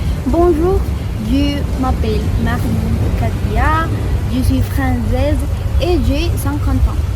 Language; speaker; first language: French; non-native, learner; Spanish